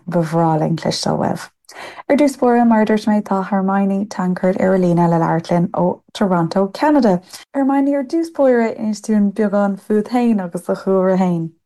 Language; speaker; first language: Irish; non-native, local second language; English